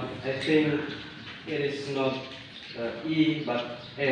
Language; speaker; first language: English; non-native, learner; Indonesian